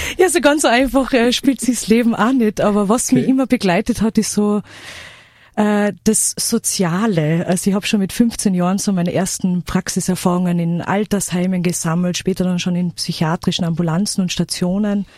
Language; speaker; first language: German; native; German